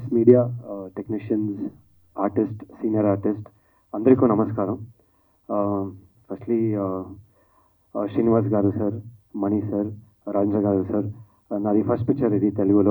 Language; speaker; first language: Telugu; non-native, learner; Kannada